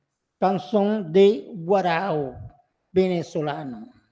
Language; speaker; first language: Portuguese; non-native, learner; Spanish